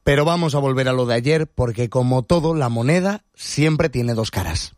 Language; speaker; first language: Spanish; native; Spanish